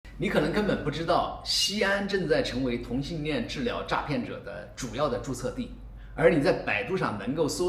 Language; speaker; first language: Chinese; native; Chinese